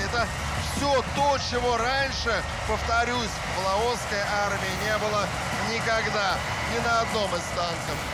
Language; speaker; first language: Russian; native; Russian